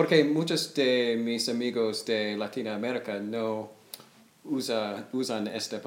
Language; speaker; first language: Spanish; non-native, learner; English